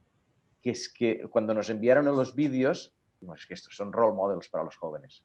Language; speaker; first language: Spanish; native; Spanish